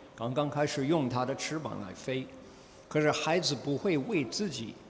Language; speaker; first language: Chinese; non-native, fluent; English